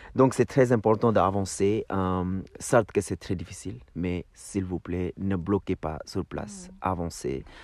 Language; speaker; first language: French; non-native, fluent; Hindi